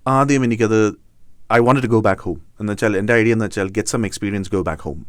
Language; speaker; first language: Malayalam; native; Malayalam